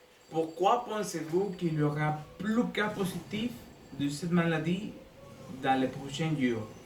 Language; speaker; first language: French; non-native, learner; Spanish